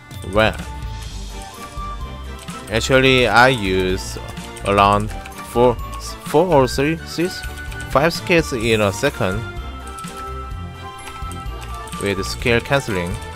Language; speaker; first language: English; non-native, learner; Korean